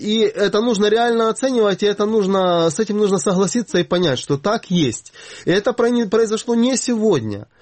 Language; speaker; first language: Russian; native; Russian